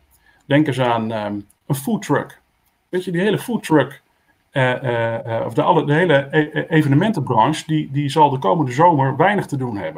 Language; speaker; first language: Dutch; native; Dutch